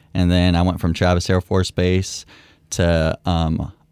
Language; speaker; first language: English; native; English